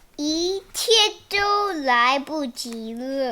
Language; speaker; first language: Chinese; early bilingual, heritage; Chinese